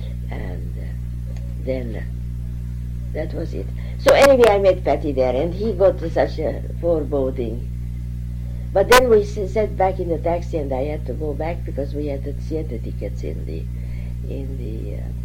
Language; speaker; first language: English; non-native, fluent; Hungarian